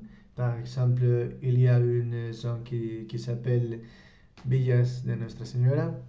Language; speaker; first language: French; non-native, learner; Spanish